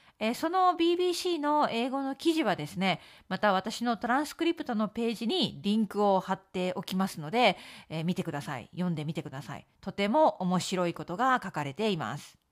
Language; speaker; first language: Japanese; native; Japanese